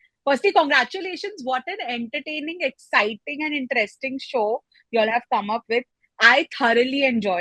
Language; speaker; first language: English; non-native, local second language; Hindi